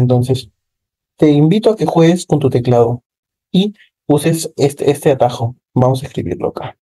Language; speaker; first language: Spanish; native; Spanish